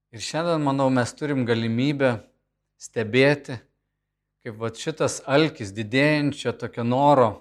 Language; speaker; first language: Lithuanian; native; Lithuanian